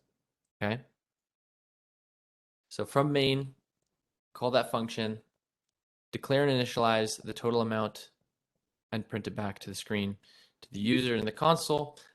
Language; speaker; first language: English; native; English